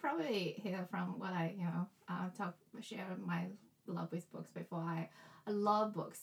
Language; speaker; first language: English; non-native, fluent; Chinese